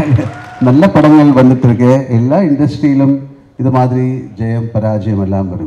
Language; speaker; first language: Tamil; non-native, learner; Malayalam